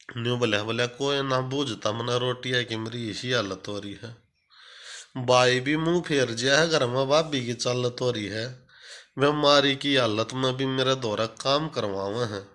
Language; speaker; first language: Hindi; native; Hindi